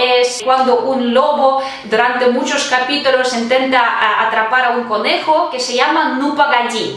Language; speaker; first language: Spanish; non-native, fluent; Russian